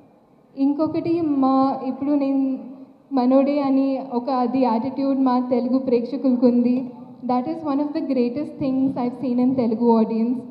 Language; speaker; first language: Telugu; non-native, fluent; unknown